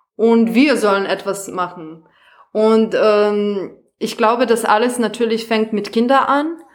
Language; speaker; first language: German; non-native, fluent; Serbian